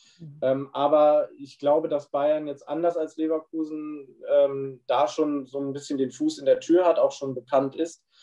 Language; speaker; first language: German; native; German